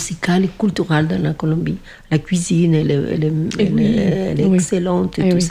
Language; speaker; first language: French; non-native, fluent; Spanish